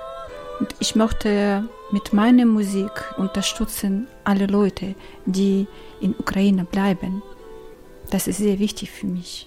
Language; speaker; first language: German; non-native, learner; Ukrainian